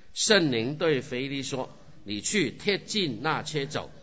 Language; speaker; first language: Chinese; non-native, local second language; Cantonese